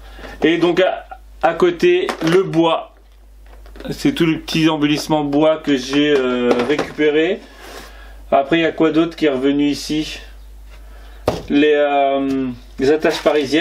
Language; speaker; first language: French; native; French